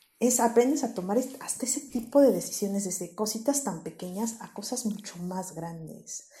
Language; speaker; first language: Spanish; native; Spanish